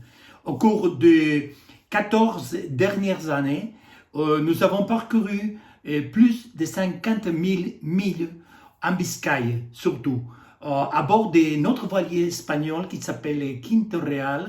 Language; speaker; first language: French; non-native, fluent; Spanish